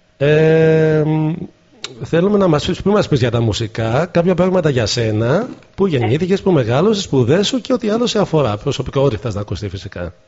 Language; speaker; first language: Greek; native; Greek